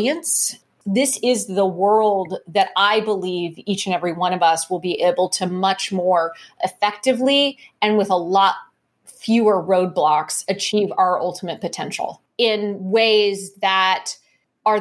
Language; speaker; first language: English; native; English